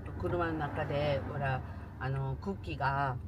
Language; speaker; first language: Japanese; non-native, local second language; Korean